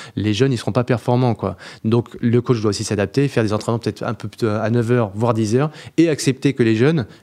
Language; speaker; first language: French; native; French